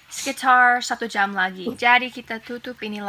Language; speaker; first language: Indonesian; non-native, fluent; English